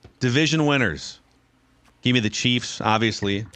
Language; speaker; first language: English; native; English